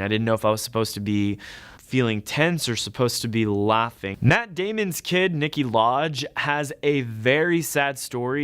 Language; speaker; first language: English; native; English